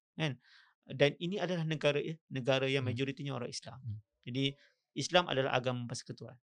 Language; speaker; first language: Malay; native; Malay